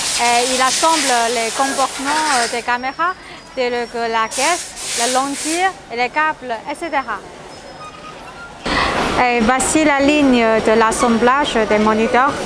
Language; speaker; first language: French; non-native, learner; Chinese